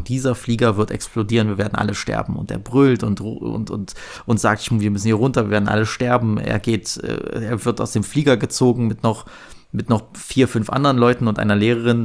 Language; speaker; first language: German; native; German